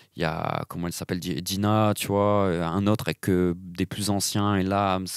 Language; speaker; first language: French; native; French